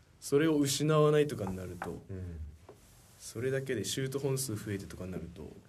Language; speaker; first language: Japanese; native; Japanese